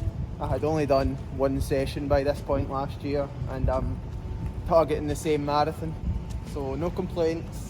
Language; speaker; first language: English; native; English